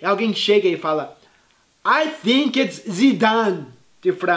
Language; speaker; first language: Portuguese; non-native, fluent; English